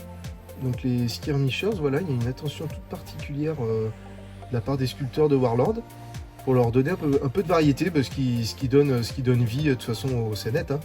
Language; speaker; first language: French; native; French